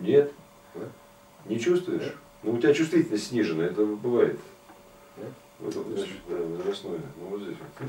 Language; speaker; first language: Russian; native; Russian